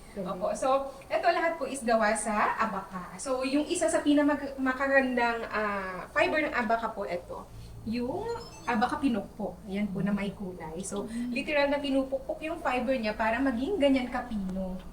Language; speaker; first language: Filipino; non-native, local second language; Bikol